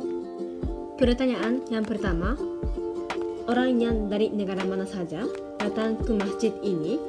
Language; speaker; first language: Indonesian; non-native, fluent; Japanese